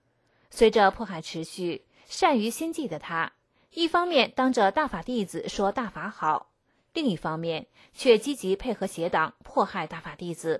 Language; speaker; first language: Chinese; native; Chinese